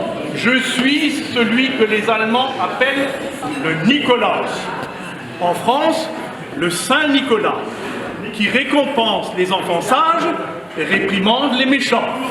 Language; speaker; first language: French; non-native, fluent; German